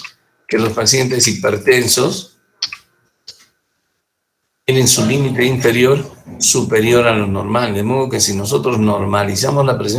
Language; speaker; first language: Spanish; native; Spanish